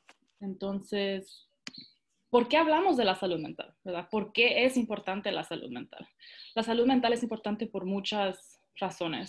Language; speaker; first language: Spanish; early bilingual, heritage; Spanish